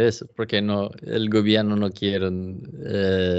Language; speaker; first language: Spanish; non-native, learner; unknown